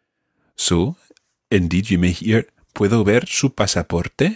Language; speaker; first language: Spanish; non-native, fluent; English